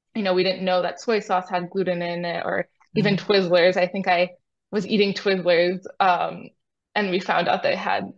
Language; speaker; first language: English; native; English